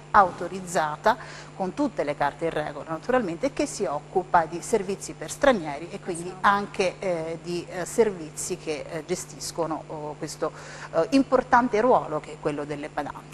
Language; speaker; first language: Italian; native; Italian